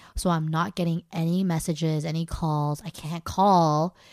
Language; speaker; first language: English; native; English